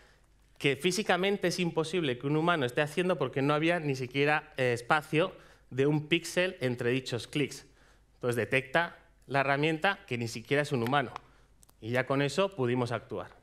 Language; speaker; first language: Spanish; native; Spanish